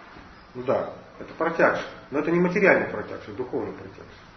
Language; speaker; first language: Russian; native; Russian